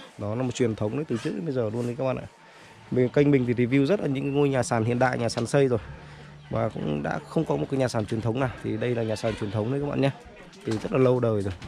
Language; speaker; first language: Vietnamese; native; Vietnamese